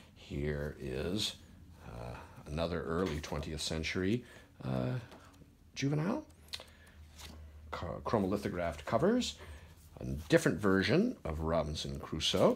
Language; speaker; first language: English; native; English